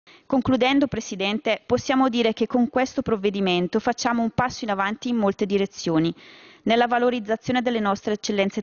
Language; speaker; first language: Italian; native; Italian